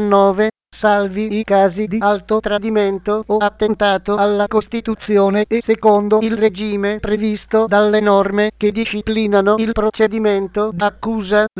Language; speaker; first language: Italian; native; Italian